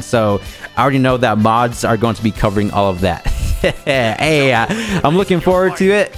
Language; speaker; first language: English; native; English